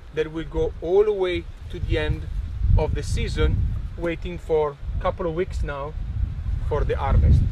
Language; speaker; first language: English; non-native, fluent; Italian